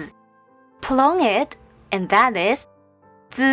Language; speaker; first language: English; non-native, fluent; Chinese